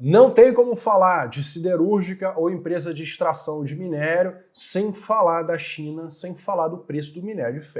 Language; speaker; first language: Portuguese; native; Portuguese